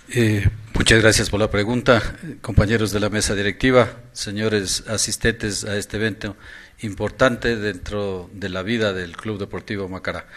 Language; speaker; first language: Spanish; native; Spanish